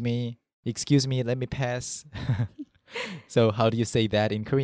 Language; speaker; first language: English; non-native, fluent; Korean